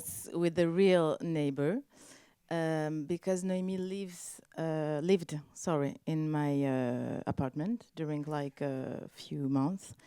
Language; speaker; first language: English; non-native, learner; French